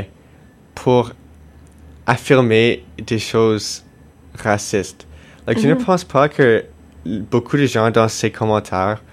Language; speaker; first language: French; non-native, local second language; English